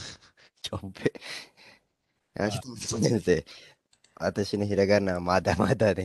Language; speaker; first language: Japanese; non-native, learner; Malay